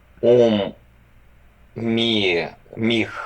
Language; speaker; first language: German; non-native, learner; Ukrainian